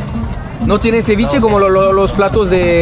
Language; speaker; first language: Spanish; non-native, learner; French